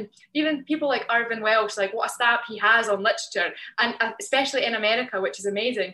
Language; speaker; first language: English; native; English